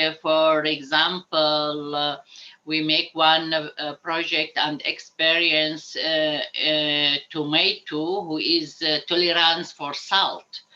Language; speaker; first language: English; non-native, learner; Arabic